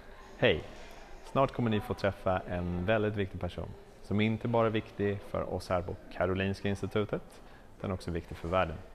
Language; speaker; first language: Swedish; native; Swedish